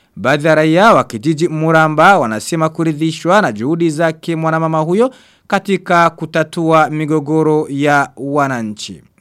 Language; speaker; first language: Swahili; non-native, local second language; Rundi